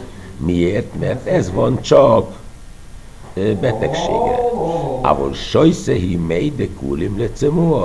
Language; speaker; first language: Hungarian; non-native, fluent; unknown